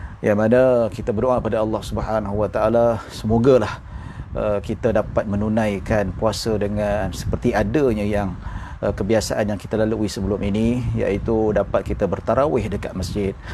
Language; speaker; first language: Malay; native; Malay